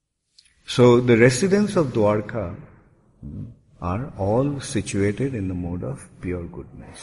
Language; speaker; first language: English; non-native, local second language; Bangla